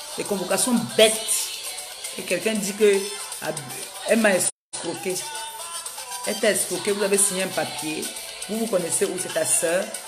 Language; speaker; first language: French; non-native, local second language; Basaa